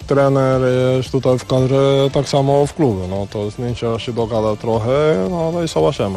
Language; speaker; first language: Polish; non-native, learner; Spanish